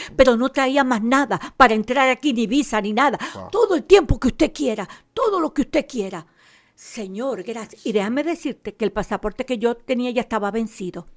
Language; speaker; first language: Spanish; native; Spanish